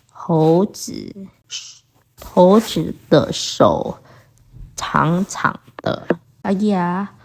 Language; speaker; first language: Chinese; non-native, fluent; Indonesian